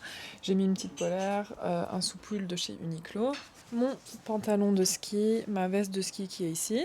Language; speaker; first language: French; native; French